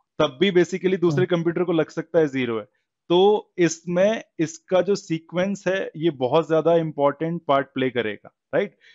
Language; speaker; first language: Hindi; native; Hindi